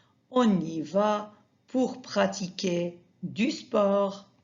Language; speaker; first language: French; non-native, fluent; Arabic